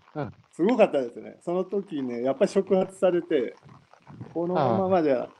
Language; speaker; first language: Japanese; native; Japanese